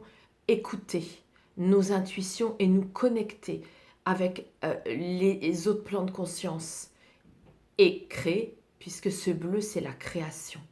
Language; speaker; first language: French; native; French